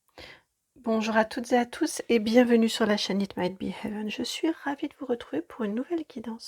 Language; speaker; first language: French; native; French